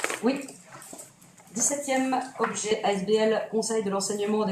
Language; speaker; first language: French; native; French